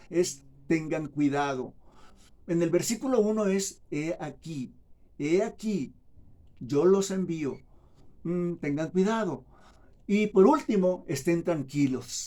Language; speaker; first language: Spanish; native; Spanish